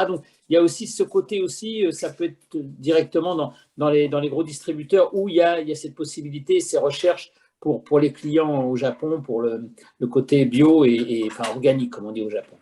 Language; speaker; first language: French; native; French